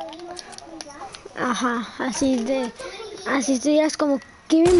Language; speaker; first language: Spanish; native; Spanish